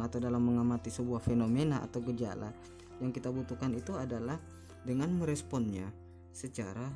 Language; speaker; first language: Indonesian; native; Indonesian